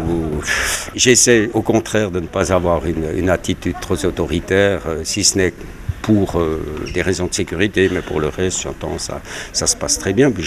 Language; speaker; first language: French; native; French